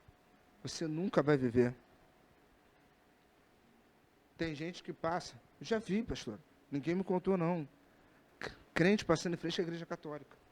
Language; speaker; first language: Portuguese; native; Portuguese